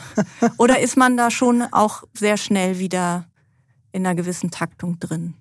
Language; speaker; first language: German; native; German